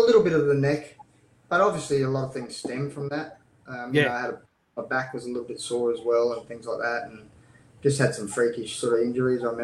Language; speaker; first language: English; native; English